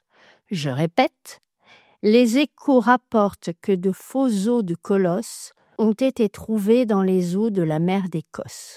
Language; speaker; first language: French; native; French